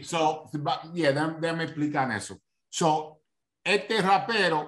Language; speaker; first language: Spanish; early bilingual, heritage; Spanish